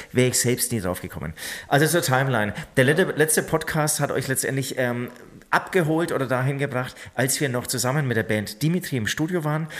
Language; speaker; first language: German; native; German